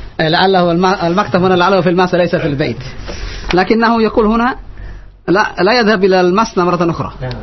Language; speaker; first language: Arabic; non-native, fluent; Indonesian